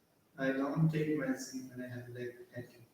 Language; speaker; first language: English; non-native, learner; Portuguese